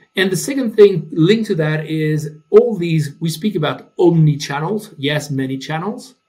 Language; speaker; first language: English; non-native, fluent; French